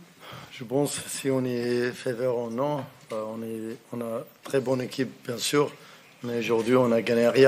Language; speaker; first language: French; non-native, fluent; Arabic